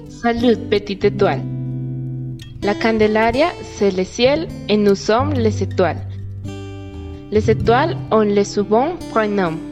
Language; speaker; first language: French; non-native, learner; Spanish